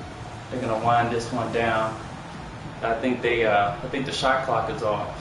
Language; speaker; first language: English; native; English